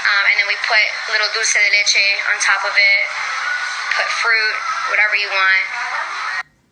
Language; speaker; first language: English; early bilingual, other home language; Spanish